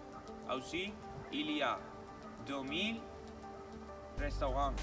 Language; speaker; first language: French; non-native, learner; Spanish